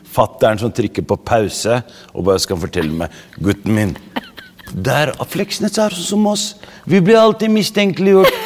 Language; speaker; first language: Norwegian; early bilingual, other home language; Arabic